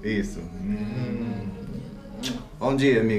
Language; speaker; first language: Portuguese; non-native, learner; English